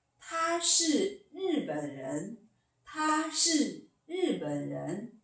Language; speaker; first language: Chinese; non-native, fluent; Korean